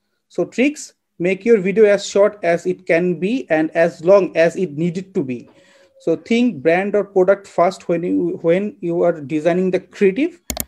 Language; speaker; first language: English; non-native, local second language; Bangla